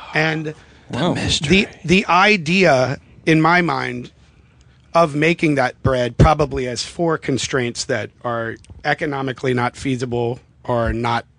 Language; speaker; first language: English; native; English